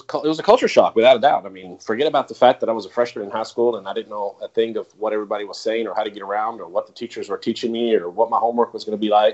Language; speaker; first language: English; non-native, fluent; Italian